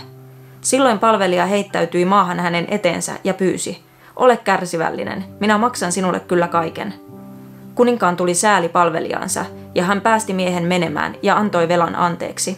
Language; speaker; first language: Finnish; native; Finnish